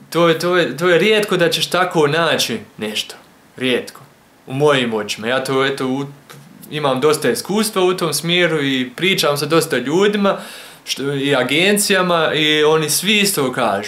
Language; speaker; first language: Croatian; early bilingual, heritage; Croatian